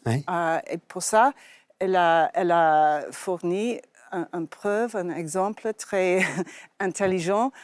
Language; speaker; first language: French; non-native, fluent; English